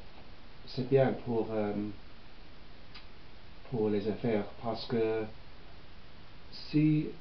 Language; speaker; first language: French; non-native, learner; English